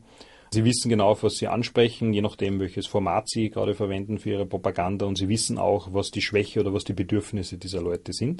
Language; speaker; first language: German; native; German